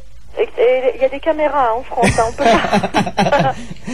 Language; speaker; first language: French; native; French